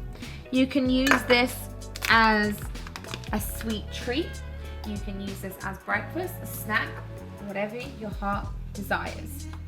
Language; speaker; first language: English; native; English